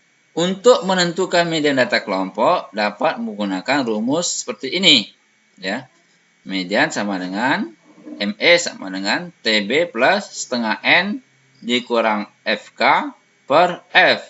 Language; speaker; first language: Indonesian; native; Indonesian